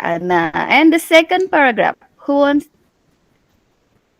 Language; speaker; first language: English; non-native, learner; Indonesian